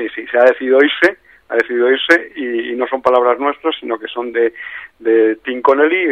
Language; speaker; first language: Spanish; native; Spanish